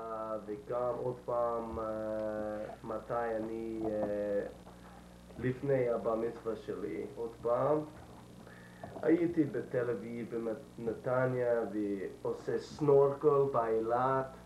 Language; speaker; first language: Hebrew; non-native, learner; English